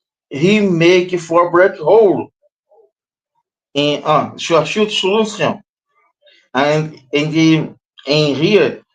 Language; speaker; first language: English; non-native, learner; Portuguese